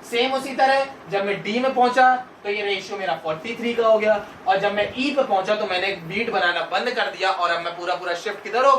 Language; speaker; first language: Hindi; native; Hindi